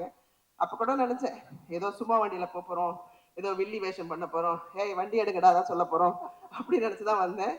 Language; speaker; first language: Tamil; native; Tamil